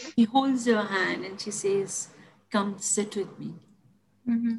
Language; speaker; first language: English; non-native, local second language; Tulu